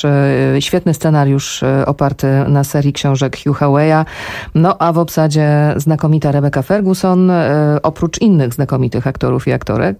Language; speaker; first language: Polish; native; Polish